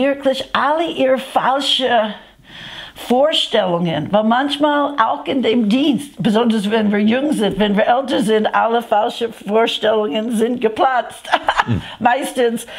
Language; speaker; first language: German; non-native, fluent; English